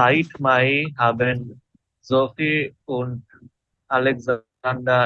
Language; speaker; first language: German; non-native, learner; Bangla